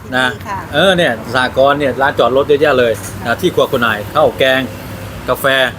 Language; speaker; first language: Thai; native; Thai